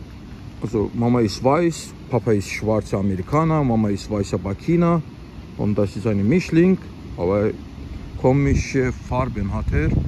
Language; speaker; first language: German; non-native, fluent; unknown